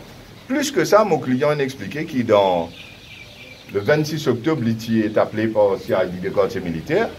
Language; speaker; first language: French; non-native, local second language; Morisyen